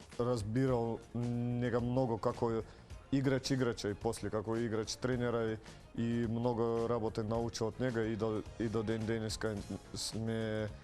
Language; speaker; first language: Macedonian; non-native, fluent; Russian